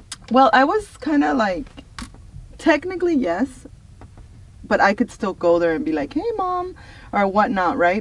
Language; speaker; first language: English; early bilingual, other home language; Spanish